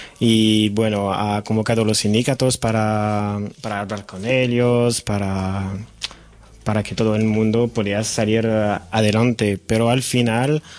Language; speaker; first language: Spanish; non-native, fluent; French